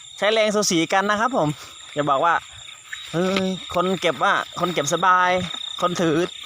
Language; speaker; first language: Thai; native; Thai